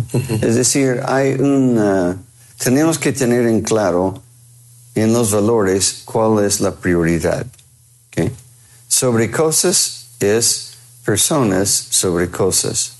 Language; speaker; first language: Spanish; non-native, fluent; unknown